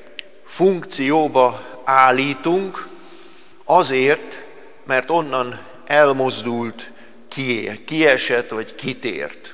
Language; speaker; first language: Hungarian; native; Hungarian